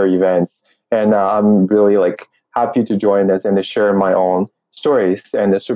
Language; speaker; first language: English; non-native, fluent; Chinese